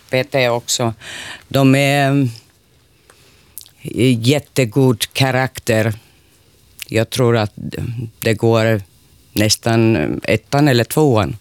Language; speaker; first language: Swedish; non-native, local second language; Finnish